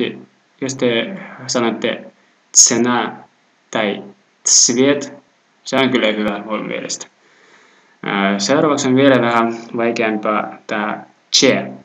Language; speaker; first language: Finnish; non-native, fluent; Russian